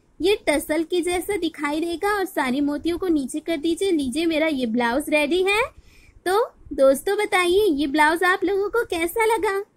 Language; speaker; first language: Hindi; non-native, local second language; Bangla